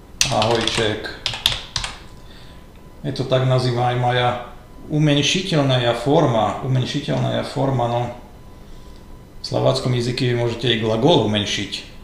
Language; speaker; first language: Russian; non-native, fluent; Slovak